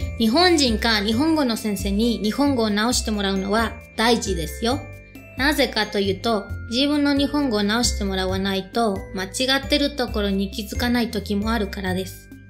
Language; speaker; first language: Japanese; non-native, fluent; Spanish